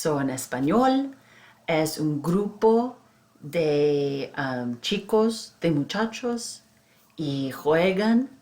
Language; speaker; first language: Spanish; non-native, fluent; English